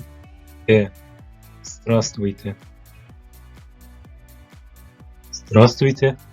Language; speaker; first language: Russian; non-native, fluent; Turkmen